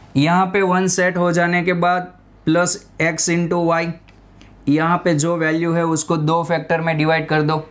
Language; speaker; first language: Hindi; non-native, local second language; Gujarati